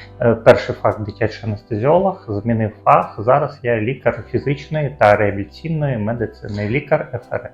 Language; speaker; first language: Ukrainian; native; Ukrainian